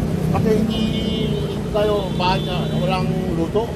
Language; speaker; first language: Filipino; non-native, learner; Korean